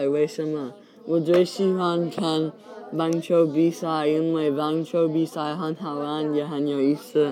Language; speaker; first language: Chinese; non-native, learner; English